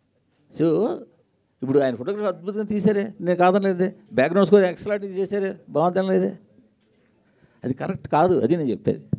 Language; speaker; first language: Telugu; native; Telugu